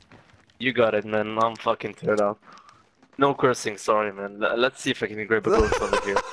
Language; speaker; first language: English; non-native, fluent; Hebrew